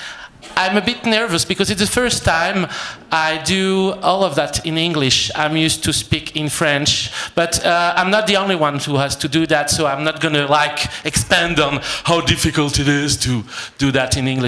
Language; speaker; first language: English; non-native, fluent; French